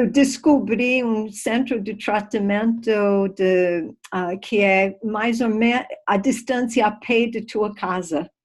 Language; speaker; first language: Portuguese; non-native, fluent; English